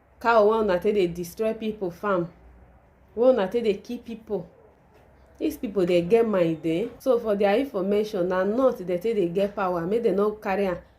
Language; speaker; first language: Nigerian Pidgin; non-native, local second language; Igbo